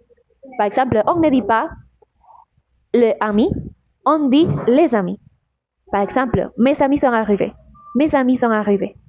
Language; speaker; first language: French; non-native, learner; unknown